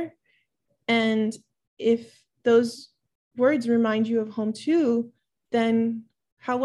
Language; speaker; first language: English; early bilingual, other home language; Spanish